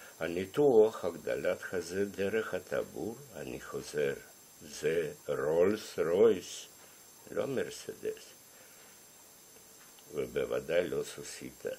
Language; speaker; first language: Hebrew; non-native, fluent; Russian